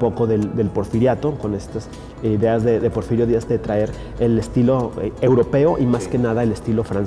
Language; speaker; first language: Spanish; native; Spanish